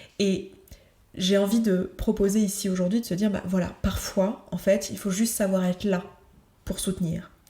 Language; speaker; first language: French; native; French